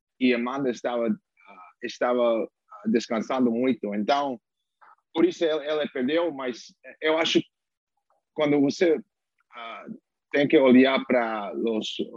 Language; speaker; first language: Portuguese; non-native, learner; English